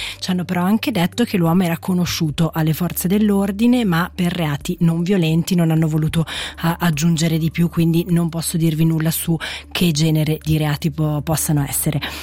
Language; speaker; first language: Italian; native; Italian